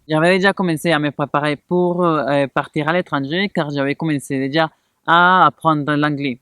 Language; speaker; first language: French; non-native, fluent; Spanish